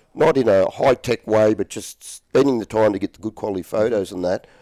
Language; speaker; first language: English; native; English